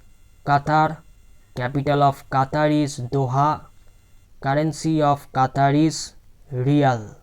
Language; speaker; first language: English; non-native, local second language; Bangla